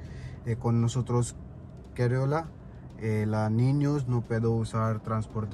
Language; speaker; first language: Spanish; non-native, learner; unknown